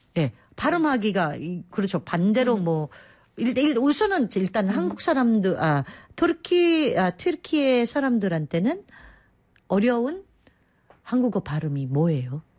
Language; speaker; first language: Korean; native; Korean